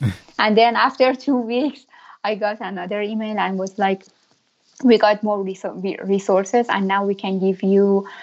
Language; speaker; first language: English; non-native, fluent; Persian